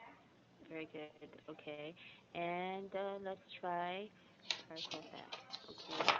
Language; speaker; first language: English; non-native, fluent; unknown